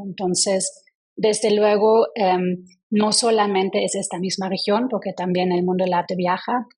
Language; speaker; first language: Spanish; non-native, fluent; German